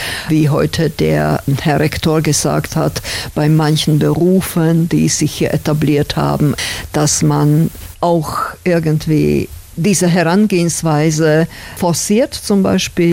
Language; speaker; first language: German; non-native, fluent; Slovak